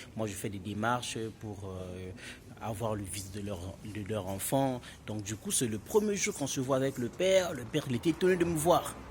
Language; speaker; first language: French; non-native, local second language; Lingala